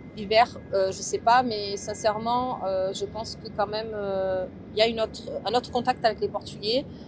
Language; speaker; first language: French; early bilingual, other home language; Portuguese